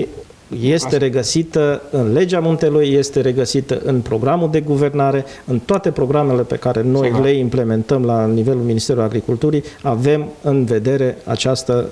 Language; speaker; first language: Romanian; native; Romanian